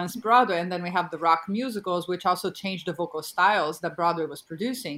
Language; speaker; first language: English; non-native, fluent; Portuguese